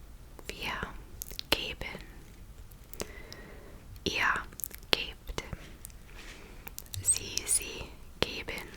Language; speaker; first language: German; non-native, learner; English